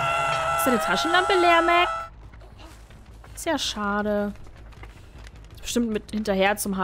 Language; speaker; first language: German; native; German